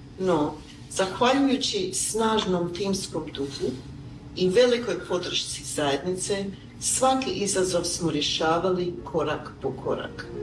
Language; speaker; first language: Croatian; early bilingual, heritage; Croatian